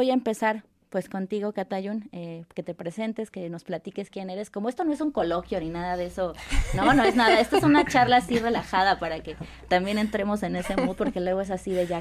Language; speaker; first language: Spanish; native; Spanish